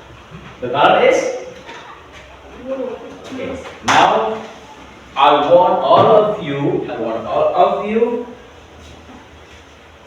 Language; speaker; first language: English; non-native, learner; Indonesian